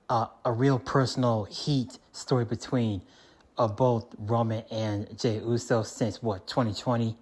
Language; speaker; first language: English; native; English